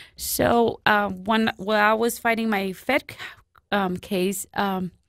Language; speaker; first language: English; non-native, fluent; Spanish